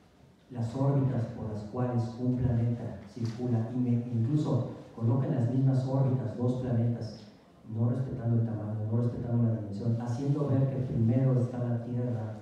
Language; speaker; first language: Spanish; native; Spanish